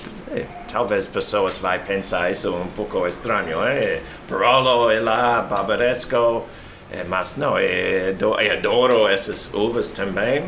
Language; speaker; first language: Portuguese; non-native, learner; English